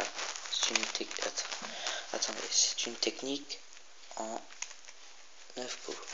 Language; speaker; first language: French; native; French